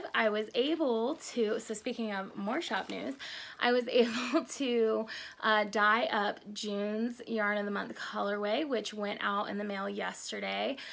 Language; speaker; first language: English; native; English